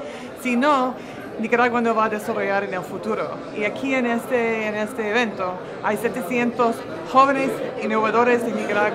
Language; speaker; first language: Spanish; non-native, fluent; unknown